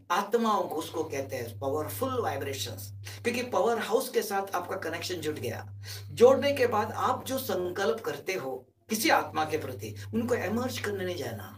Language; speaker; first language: Hindi; native; Hindi